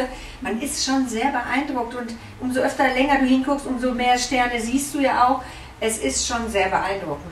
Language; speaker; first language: German; native; German